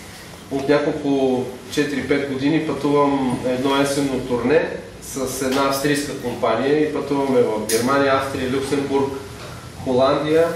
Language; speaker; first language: Bulgarian; native; Bulgarian